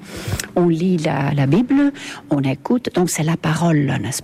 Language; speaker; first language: French; non-native, fluent; Estonian